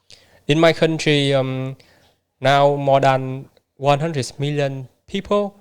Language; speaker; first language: English; non-native, learner; Vietnamese